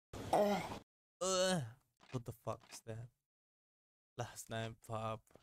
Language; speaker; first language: English; non-native, local second language; Filipino